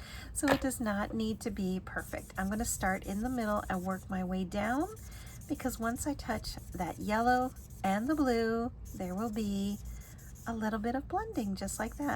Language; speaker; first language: English; native; English